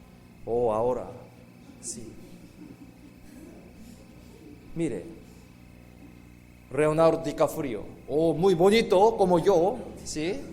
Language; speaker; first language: Spanish; non-native, fluent; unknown